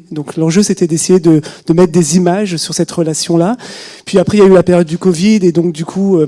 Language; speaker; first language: French; native; French